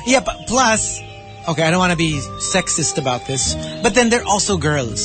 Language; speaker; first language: English; non-native, local second language; Filipino